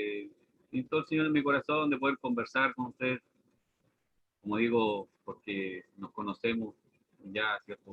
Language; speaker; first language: Spanish; native; Spanish